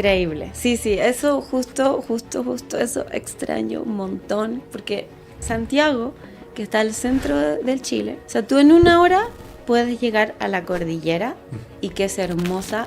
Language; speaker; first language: Spanish; native; Spanish